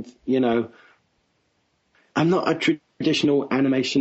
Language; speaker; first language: English; native; English